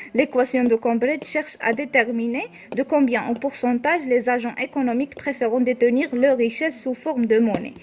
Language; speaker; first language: French; non-native, local second language; Arabic